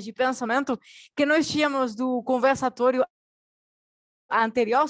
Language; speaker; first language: Portuguese; non-native, fluent; Spanish